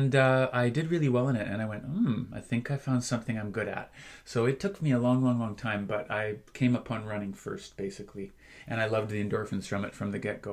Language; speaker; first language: English; native; English